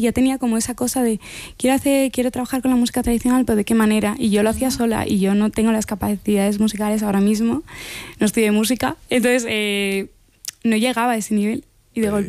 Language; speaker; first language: Spanish; native; Spanish